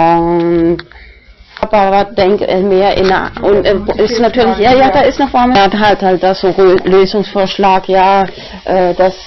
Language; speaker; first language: German; non-native, local second language; Spanish